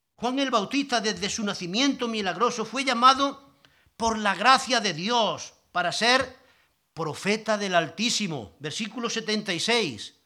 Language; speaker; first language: Spanish; native; Spanish